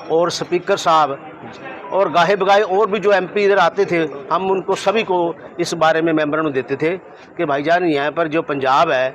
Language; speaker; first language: Hindi; non-native, local second language; Punjabi